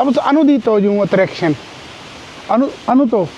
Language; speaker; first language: Filipino; non-native, learner; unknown